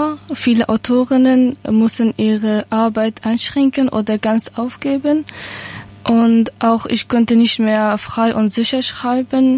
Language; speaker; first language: German; non-native, learner; Persian